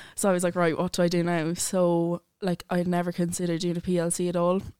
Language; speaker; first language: English; native; English